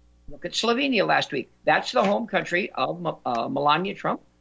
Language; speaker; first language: English; native; English